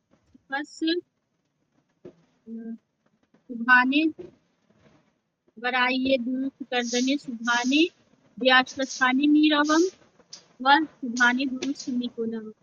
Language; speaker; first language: Persian; non-native, learner; Urdu